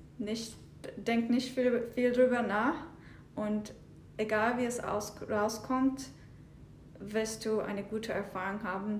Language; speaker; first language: German; non-native, fluent; Turkish